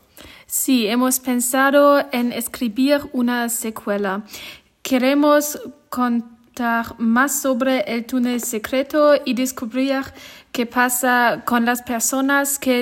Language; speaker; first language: Spanish; non-native, learner; German